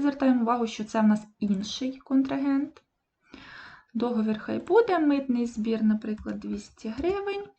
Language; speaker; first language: Ukrainian; native; Ukrainian